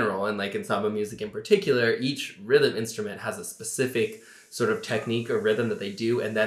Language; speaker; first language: English; native; English